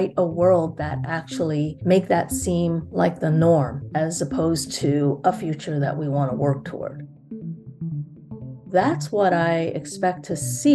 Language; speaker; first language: English; early bilingual, other home language; Chinese